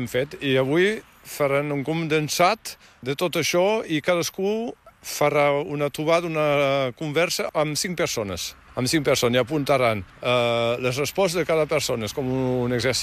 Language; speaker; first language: Catalan; native; Catalan